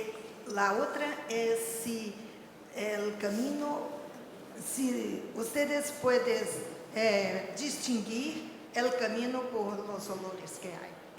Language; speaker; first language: Spanish; non-native, learner; Portuguese